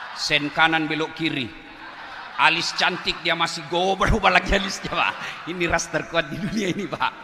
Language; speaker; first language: Indonesian; non-native, local second language; Buginese